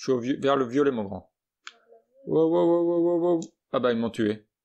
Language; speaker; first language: French; native; French